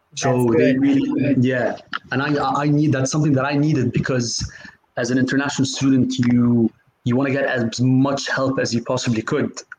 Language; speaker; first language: English; non-native, fluent; Arabic